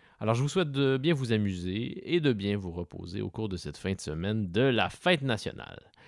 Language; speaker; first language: French; native; French